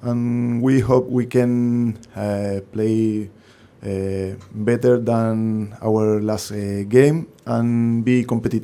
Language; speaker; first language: English; non-native, learner; Spanish